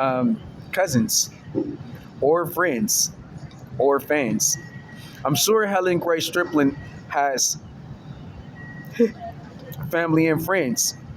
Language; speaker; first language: English; native; English